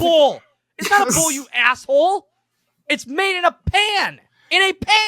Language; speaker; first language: English; native; English